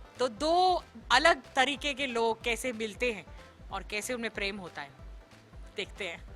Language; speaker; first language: Hindi; native; Hindi